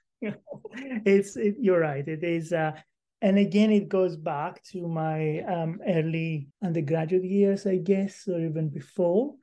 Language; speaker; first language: English; non-native, fluent; Greek